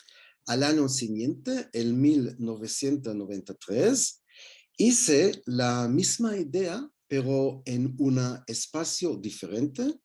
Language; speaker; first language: Spanish; non-native, learner; Hebrew